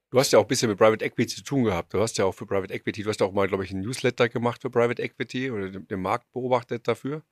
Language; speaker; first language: German; native; German